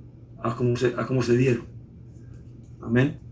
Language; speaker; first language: Spanish; native; Spanish